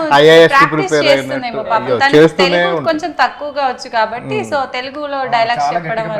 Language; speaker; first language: Telugu; native; Telugu